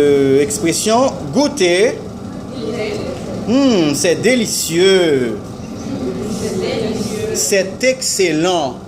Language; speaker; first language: French; non-native, fluent; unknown